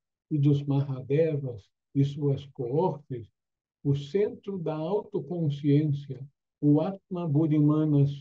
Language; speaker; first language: Portuguese; native; Portuguese